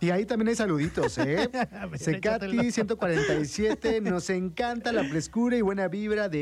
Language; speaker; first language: Spanish; native; Spanish